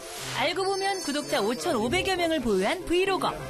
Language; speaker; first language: Korean; native; Korean